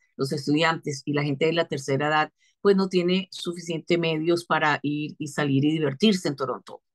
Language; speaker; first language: Spanish; native; Spanish